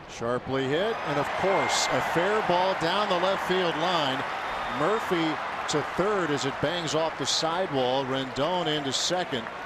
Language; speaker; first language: English; native; English